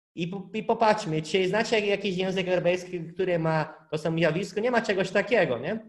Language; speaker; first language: Polish; non-native, fluent; Portuguese